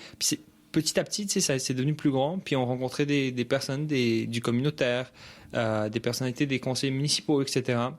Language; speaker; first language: French; early bilingual, other home language; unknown